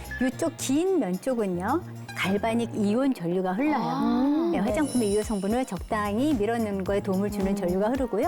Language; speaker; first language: Korean; native; Korean